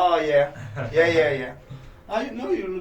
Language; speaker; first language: English; non-native, learner; French